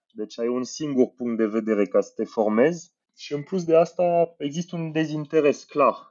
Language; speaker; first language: Romanian; non-native, fluent; French